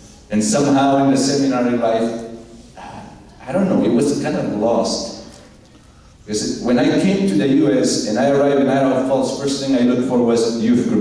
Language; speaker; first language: English; non-native, fluent; Spanish